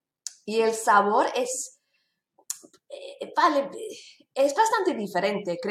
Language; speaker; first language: Spanish; non-native, fluent; English